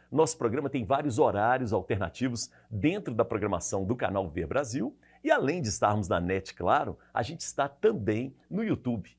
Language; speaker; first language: Portuguese; native; Portuguese